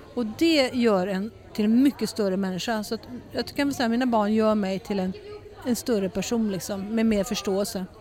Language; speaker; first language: Swedish; early bilingual, heritage; Swedish